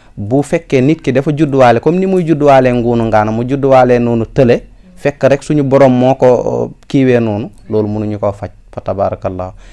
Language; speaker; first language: Wolof; non-native, local second language; Fula